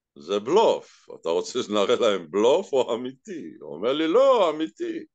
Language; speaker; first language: Hebrew; native; Hebrew